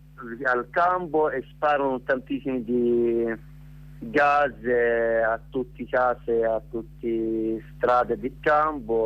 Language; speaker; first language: Italian; non-native, learner; Arabic